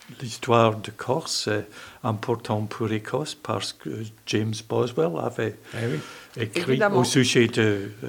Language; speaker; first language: French; non-native, learner; English